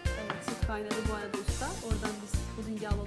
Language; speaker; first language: Turkish; native; Turkish